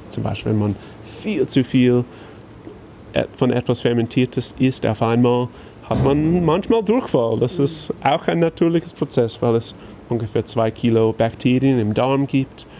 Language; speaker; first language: German; non-native, fluent; English